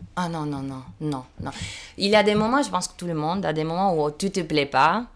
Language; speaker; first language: French; non-native, fluent; Italian